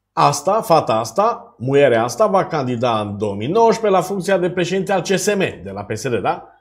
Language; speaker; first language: Romanian; native; Romanian